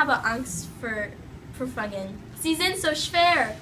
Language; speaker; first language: German; non-native, learner; English